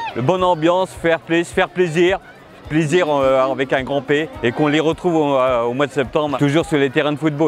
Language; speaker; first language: French; native; French